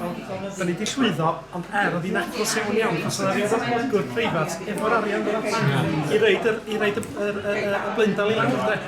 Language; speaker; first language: Welsh; native; Welsh